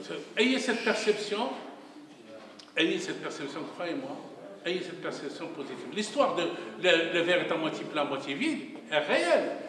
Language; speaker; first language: French; non-native, local second language; Arabic